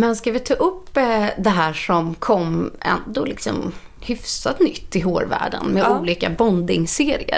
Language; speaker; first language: Swedish; native; Swedish